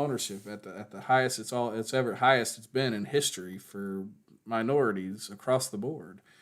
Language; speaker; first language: English; native; English